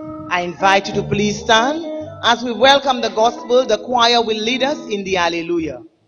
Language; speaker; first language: English; non-native, local second language; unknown